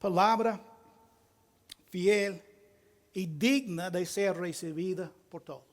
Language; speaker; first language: Spanish; non-native, fluent; English